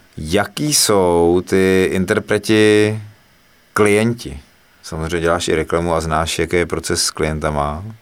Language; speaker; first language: Czech; native; Czech